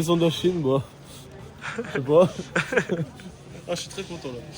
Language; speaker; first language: French; native; French